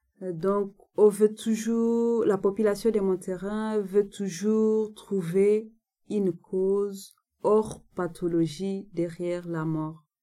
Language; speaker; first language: French; non-native, local second language; Nande